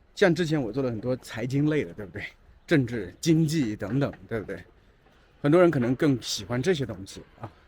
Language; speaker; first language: Chinese; native; Chinese